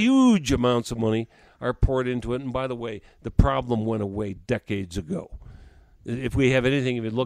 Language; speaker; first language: English; native; English